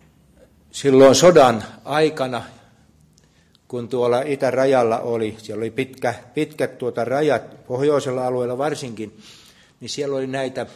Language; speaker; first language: Finnish; native; Finnish